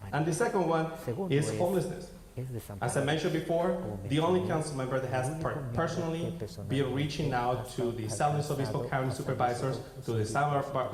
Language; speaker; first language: English; non-native, fluent; Spanish